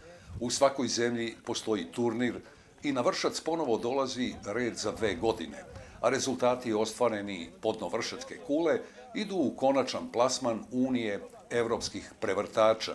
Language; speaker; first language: Bosnian; native; Bosnian